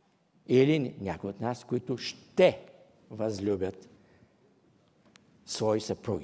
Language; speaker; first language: Bulgarian; native; Bulgarian